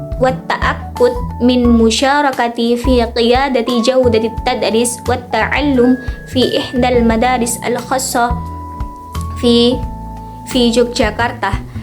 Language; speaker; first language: Arabic; non-native, learner; Indonesian